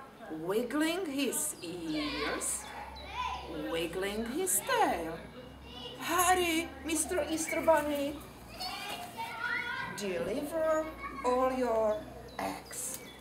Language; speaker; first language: English; non-native, fluent; Czech